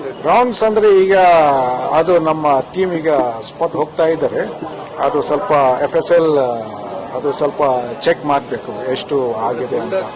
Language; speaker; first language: Kannada; non-native, fluent; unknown